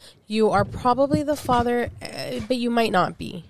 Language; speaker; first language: English; early bilingual, other home language; Spanish